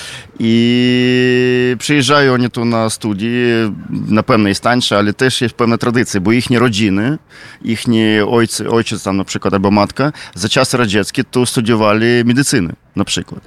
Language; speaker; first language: Polish; non-native, fluent; Ukrainian